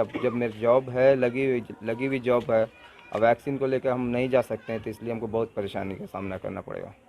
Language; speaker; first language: Hindi; native; Hindi